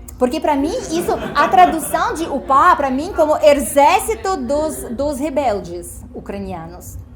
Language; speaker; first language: Portuguese; non-native, fluent; Ukrainian